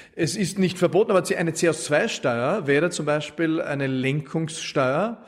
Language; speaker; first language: German; native; German